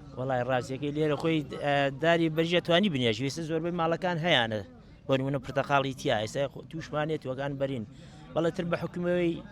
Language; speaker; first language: Central Kurdish; non-native, local second language; Gurani